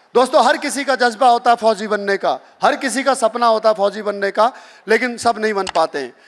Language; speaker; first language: Hindi; native; Hindi